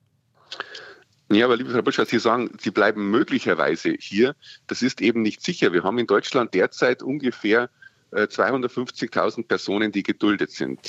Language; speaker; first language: German; native; German